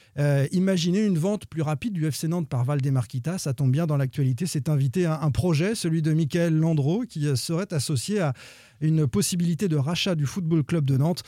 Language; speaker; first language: French; native; French